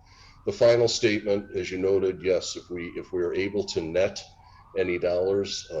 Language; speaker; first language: English; native; English